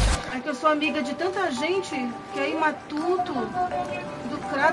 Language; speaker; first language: Portuguese; native; Portuguese